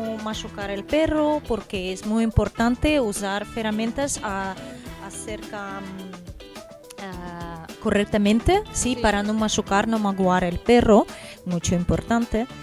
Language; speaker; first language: Spanish; non-native, learner; Portuguese